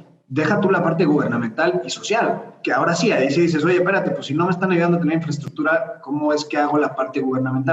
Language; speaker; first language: Spanish; native; Spanish